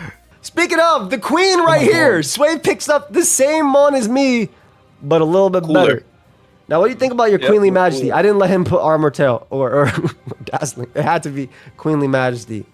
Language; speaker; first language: English; native; English